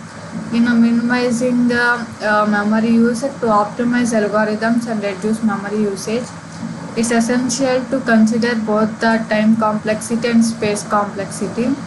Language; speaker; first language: English; non-native, local second language; Telugu